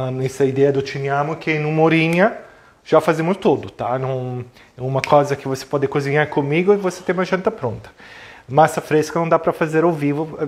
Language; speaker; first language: Portuguese; non-native, fluent; Italian